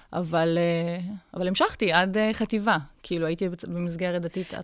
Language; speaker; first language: Hebrew; early bilingual, other home language; Russian